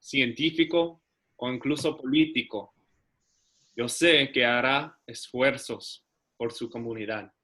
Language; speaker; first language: Spanish; non-native, learner; English